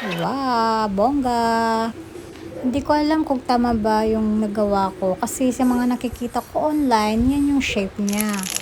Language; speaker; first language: Filipino; native; Filipino